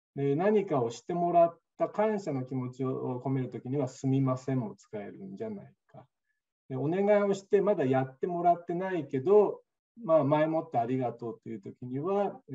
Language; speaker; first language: Japanese; native; Japanese